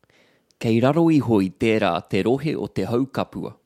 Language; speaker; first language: Māori; non-native, local second language; English